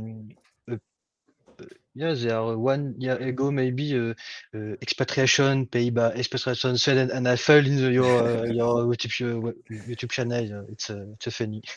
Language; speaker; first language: English; non-native, learner; French